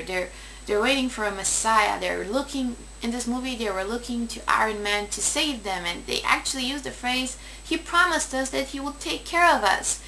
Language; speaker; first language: English; native; English